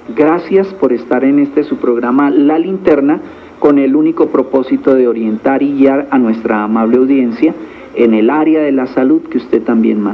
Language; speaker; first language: Spanish; native; Spanish